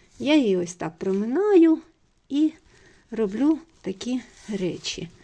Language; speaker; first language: Ukrainian; non-native, local second language; Russian